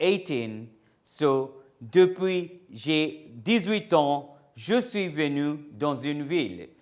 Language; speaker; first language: French; non-native, fluent; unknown